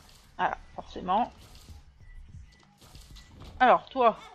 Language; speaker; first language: French; native; French